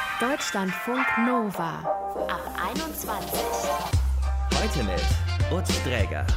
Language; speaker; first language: German; native; German